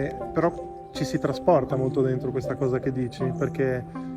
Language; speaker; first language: Italian; native; Italian